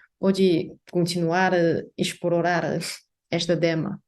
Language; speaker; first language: Portuguese; non-native, fluent; Chinese